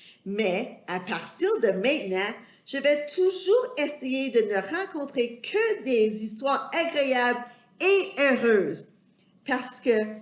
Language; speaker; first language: French; non-native, fluent; English